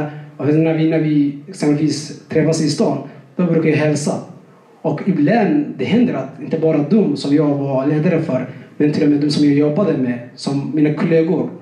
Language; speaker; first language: Swedish; non-native, fluent; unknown